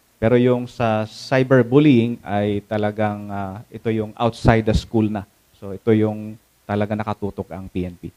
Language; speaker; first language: Filipino; native; Filipino